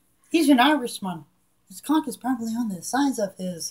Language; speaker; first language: English; native; English